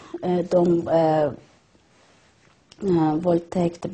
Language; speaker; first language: Swedish; non-native, learner; Persian